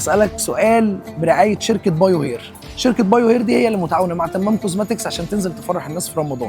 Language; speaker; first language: Arabic; native; Arabic